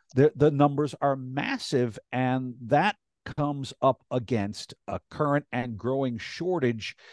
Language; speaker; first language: English; native; English